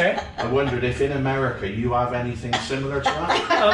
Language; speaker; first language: English; native; English